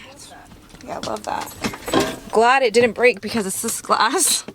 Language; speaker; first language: English; native; English